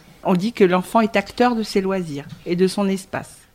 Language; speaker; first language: French; native; French